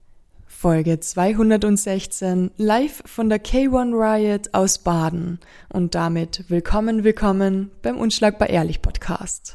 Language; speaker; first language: German; native; German